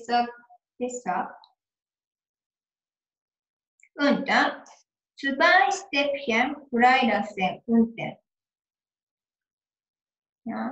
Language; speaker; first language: German; non-native, learner; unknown